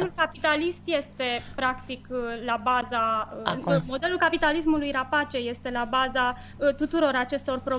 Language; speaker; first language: Romanian; native; Romanian